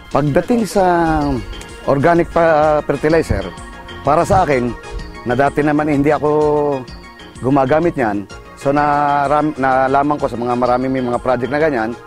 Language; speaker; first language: Filipino; native; Filipino